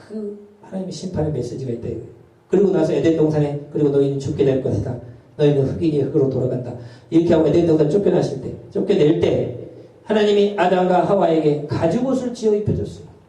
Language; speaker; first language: Korean; native; Korean